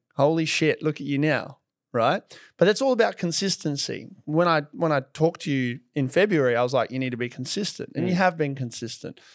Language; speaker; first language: English; native; English